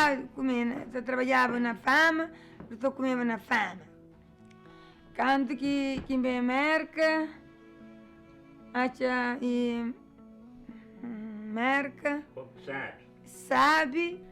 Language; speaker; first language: Portuguese; non-native, learner; Kabuverdianu